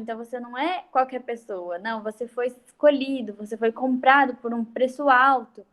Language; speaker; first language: Portuguese; native; Portuguese